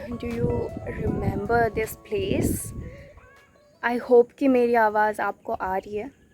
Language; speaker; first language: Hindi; non-native, local second language; Odia